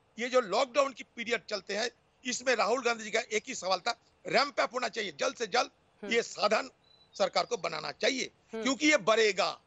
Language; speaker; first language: Hindi; non-native, local second language; Bangla